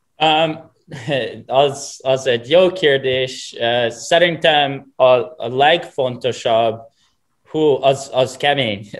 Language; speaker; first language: Hungarian; non-native, fluent; English